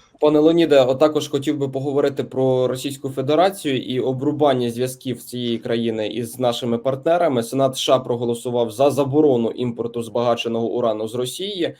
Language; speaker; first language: Ukrainian; native; Ukrainian